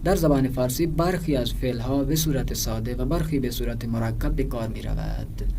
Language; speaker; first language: Persian; non-native, fluent; Urdu